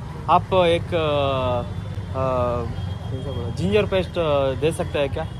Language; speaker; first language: Hindi; non-native, local second language; Kannada